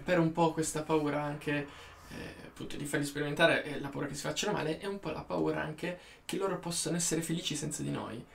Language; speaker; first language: Italian; native; Italian